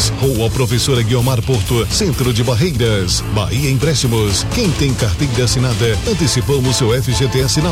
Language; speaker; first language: Portuguese; native; Portuguese